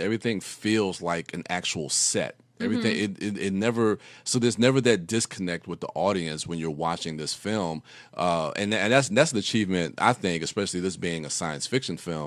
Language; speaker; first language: English; native; English